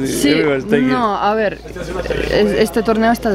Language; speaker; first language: Spanish; non-native, fluent; Russian